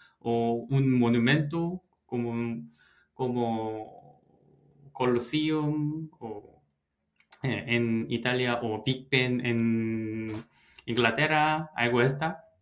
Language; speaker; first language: Spanish; non-native, learner; Korean